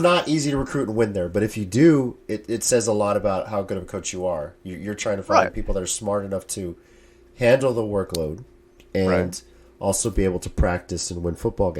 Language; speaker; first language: English; native; English